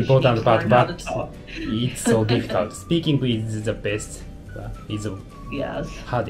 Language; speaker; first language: English; non-native, learner; Japanese